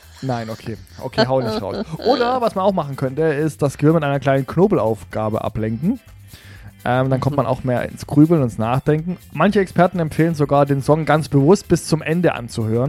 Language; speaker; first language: German; native; German